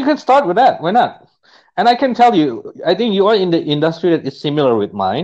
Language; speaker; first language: English; non-native, fluent; Indonesian